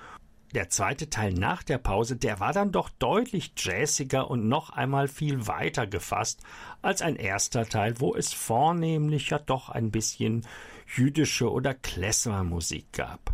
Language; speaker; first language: German; native; German